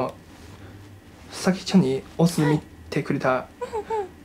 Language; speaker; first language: Japanese; non-native, fluent; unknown